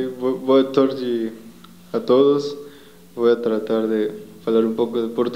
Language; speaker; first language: Portuguese; non-native, learner; Spanish